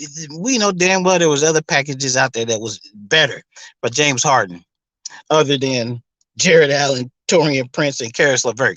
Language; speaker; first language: English; native; English